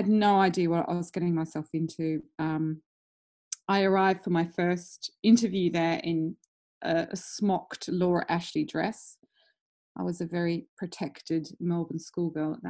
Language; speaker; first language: English; native; English